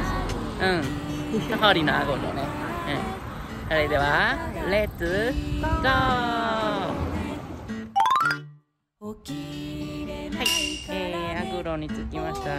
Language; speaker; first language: Japanese; native; Japanese